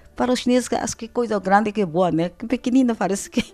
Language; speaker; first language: Portuguese; non-native, fluent; Chinese